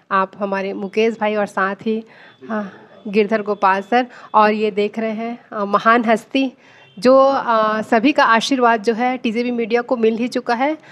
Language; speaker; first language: Hindi; native; Hindi